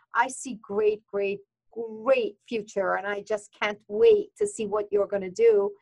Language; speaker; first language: English; non-native, fluent; Persian